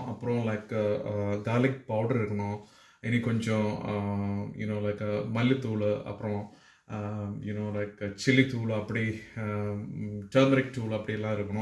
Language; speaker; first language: Tamil; non-native, learner; Malayalam